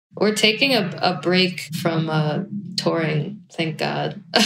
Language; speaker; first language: English; native; English